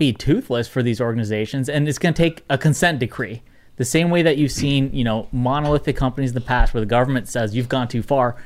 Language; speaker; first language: English; native; English